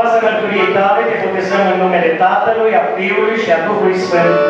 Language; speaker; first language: Romanian; native; Romanian